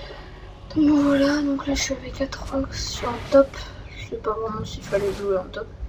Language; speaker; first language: French; native; French